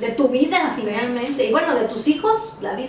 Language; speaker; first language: Spanish; native; Spanish